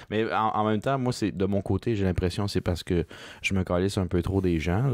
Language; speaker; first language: French; native; French